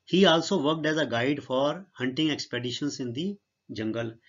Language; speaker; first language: English; non-native, local second language; Punjabi